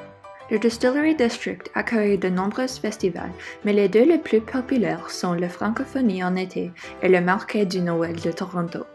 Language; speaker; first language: French; non-native, learner; English